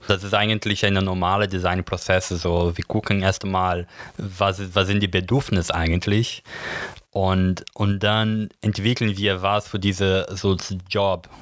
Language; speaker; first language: German; non-native, learner; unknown